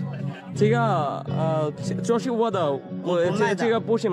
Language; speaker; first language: Chinese; non-native, learner; Bangla